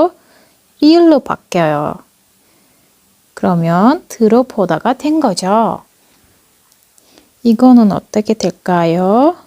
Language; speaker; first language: Korean; non-native, fluent; Turkish